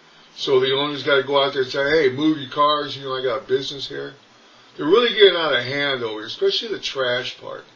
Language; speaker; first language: English; native; English